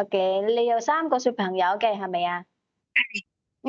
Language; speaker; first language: Cantonese; native; Cantonese